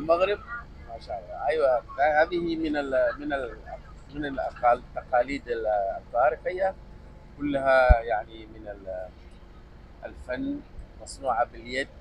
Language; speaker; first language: Arabic; non-native, fluent; Tamasheq